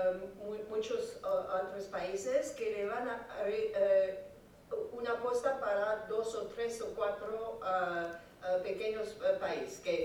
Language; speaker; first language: Spanish; non-native, fluent; French